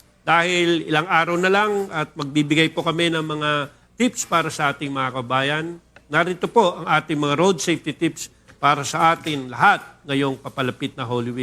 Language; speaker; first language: Filipino; native; Filipino